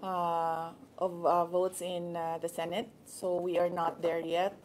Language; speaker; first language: English; non-native, local second language; Filipino